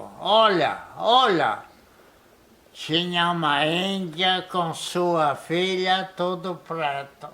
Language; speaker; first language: Portuguese; non-native, fluent; Polish